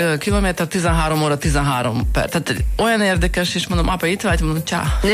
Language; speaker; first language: Hungarian; non-native, fluent; Russian